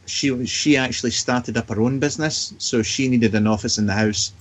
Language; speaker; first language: English; native; English